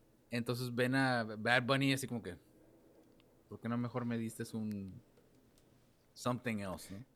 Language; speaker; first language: Spanish; native; Spanish